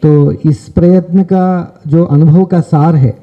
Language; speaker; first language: Hindi; non-native, local second language; Kannada